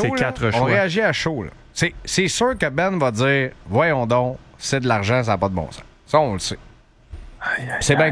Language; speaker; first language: French; native; French